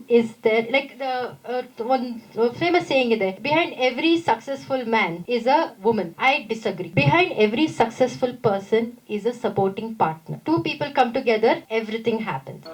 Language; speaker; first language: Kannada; non-native, local second language; Tamil